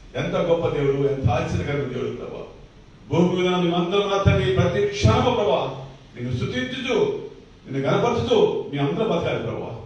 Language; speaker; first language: Telugu; native; Telugu